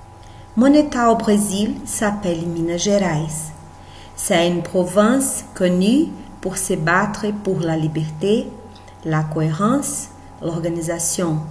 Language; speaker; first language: French; non-native, learner; Portuguese